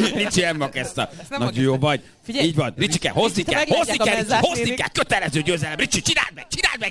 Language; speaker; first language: Hungarian; native; Hungarian